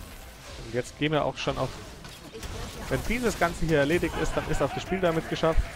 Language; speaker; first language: German; native; German